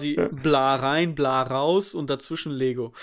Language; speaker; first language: German; native; German